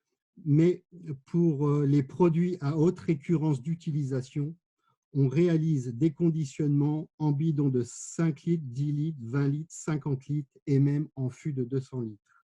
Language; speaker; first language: French; native; French